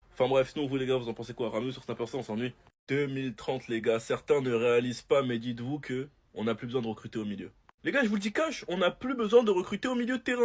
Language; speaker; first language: French; native; French